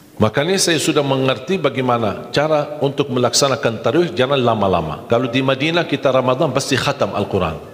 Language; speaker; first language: Malay; non-native, fluent; Arabic